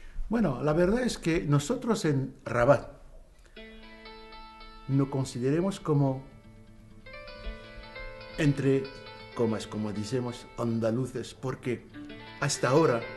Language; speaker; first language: Spanish; non-native, fluent; Arabic